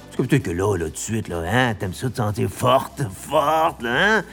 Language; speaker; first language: French; native; French